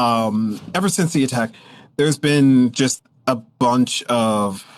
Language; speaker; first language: English; native; English